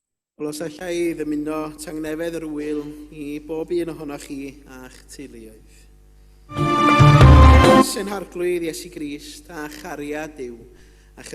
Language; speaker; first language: Welsh; native; Welsh